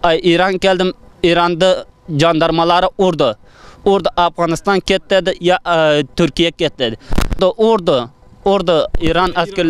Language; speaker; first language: Turkish; non-native, learner; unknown